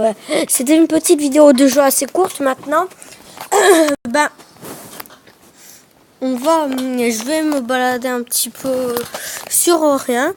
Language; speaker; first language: French; native; French